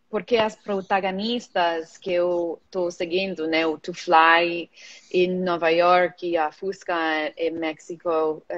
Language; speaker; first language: Portuguese; non-native, fluent; English